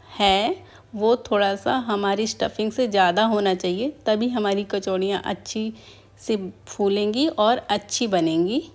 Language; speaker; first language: Hindi; native; Hindi